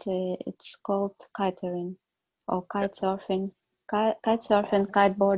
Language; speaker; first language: English; non-native, learner; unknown